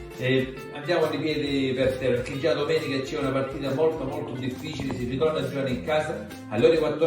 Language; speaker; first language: Italian; native; Italian